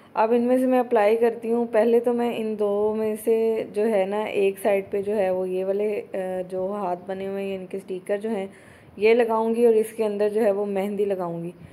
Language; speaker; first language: Urdu; native; Urdu